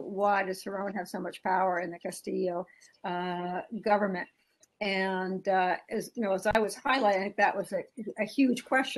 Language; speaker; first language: English; native; English